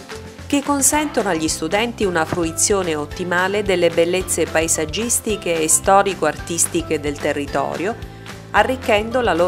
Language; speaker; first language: Italian; native; Italian